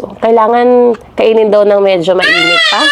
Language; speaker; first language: Filipino; native; Filipino